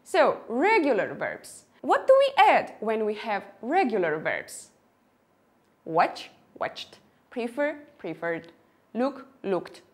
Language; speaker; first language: English; non-native, fluent; Armenian